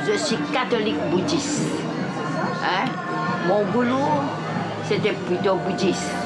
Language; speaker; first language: French; non-native, local second language; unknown